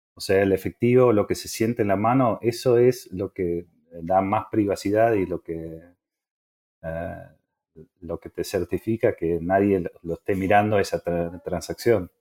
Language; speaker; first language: Spanish; non-native, fluent; Dutch